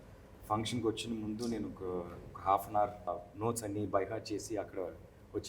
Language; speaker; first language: Telugu; non-native, learner; Tamil